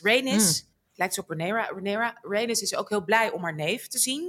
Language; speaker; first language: Dutch; native; Dutch